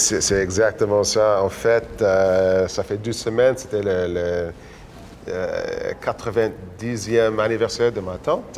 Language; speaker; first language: French; non-native, local second language; English